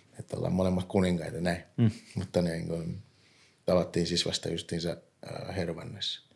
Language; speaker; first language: Finnish; early bilingual, other home language; English